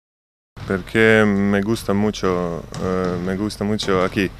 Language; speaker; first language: Spanish; non-native, learner; Serbian